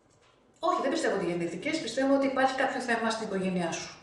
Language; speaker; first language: Greek; native; Greek